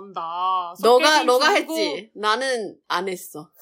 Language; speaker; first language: Korean; non-native, learner; Chinese